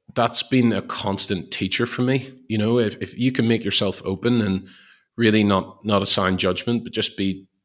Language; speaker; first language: English; native; English